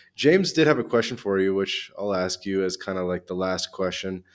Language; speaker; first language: English; native; English